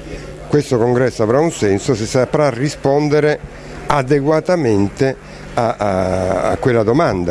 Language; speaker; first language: Italian; native; Italian